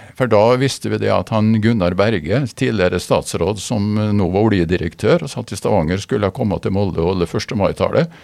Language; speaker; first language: Norwegian; native; Norwegian